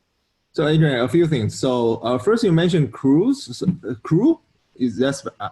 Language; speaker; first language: English; non-native, fluent; Chinese